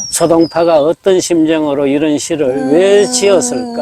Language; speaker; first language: Korean; native; Korean